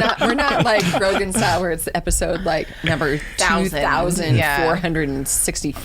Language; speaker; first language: English; native; English